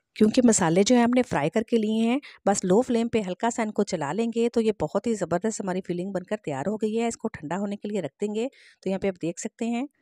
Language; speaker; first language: Hindi; native; Hindi